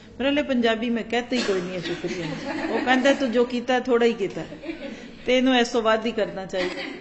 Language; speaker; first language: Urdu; non-native, local second language; Punjabi